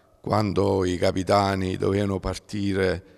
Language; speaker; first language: Italian; native; Italian